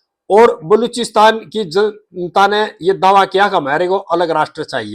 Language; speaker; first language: Hindi; native; Hindi